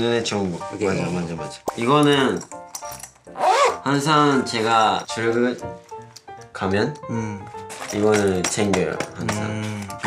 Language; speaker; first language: Korean; non-native, fluent; Japanese